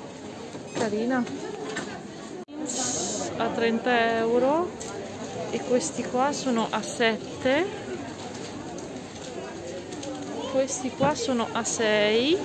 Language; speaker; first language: Italian; non-native, local second language; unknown